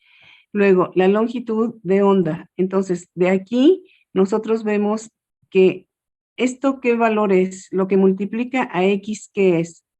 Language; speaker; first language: Spanish; native; Spanish